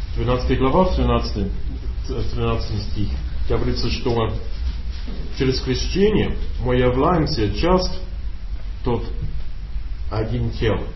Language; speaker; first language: Russian; non-native, learner; English